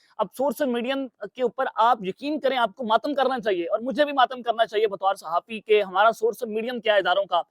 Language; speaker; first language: Urdu; non-native, local second language; Punjabi